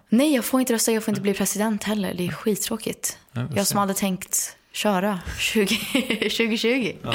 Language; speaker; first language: Swedish; early bilingual, heritage; Swedish